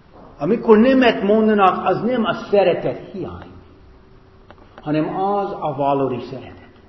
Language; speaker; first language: Hungarian; non-native, fluent; English